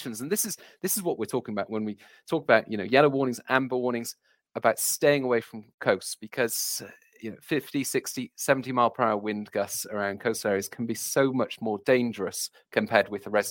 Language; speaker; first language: English; native; English